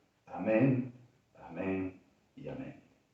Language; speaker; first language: Spanish; native; Spanish